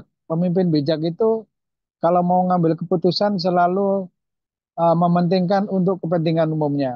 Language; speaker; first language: Indonesian; native; Indonesian